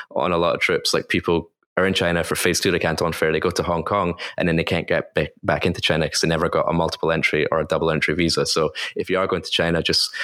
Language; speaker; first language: English; native; English